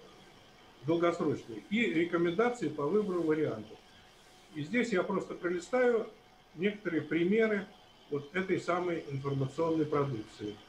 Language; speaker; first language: Russian; native; Russian